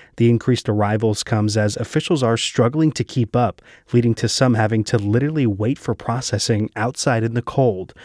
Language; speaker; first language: English; native; English